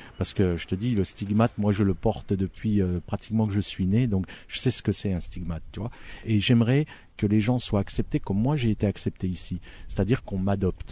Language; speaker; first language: French; early bilingual, other home language; Arabic